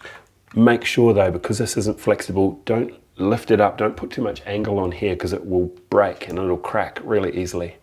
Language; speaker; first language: English; native; English